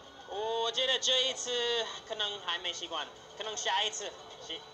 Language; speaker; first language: Chinese; non-native, learner; English